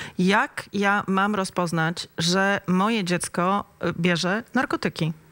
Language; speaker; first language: Polish; native; Polish